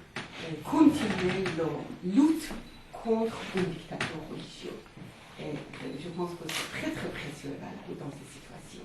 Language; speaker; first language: French; non-native, fluent; Persian